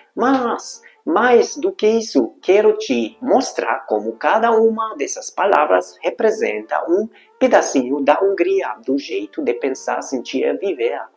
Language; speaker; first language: Portuguese; non-native, fluent; Hungarian